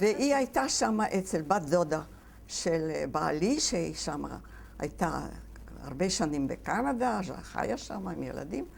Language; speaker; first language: Hebrew; non-native, fluent; Yiddish